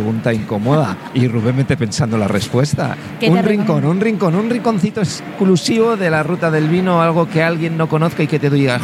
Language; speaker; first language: Spanish; native; Spanish